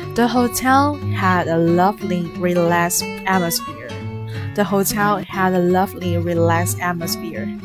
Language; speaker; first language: English; non-native, fluent; Chinese